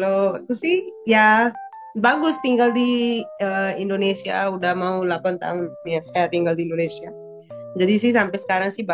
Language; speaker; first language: Indonesian; non-native, fluent; Punjabi